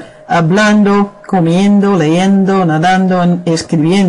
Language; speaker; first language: Spanish; non-native, fluent; English